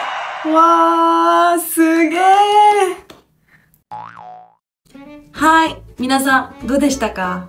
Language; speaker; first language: Japanese; non-native, fluent; Hungarian